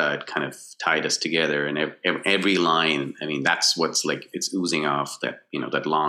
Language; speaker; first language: English; non-native, local second language; Bangla